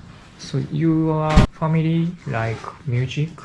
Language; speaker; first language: English; non-native, learner; Japanese